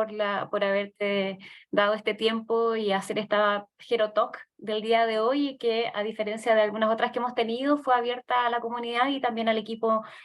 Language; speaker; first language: Spanish; native; Spanish